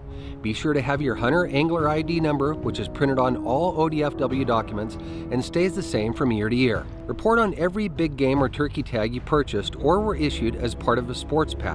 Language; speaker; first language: English; native; English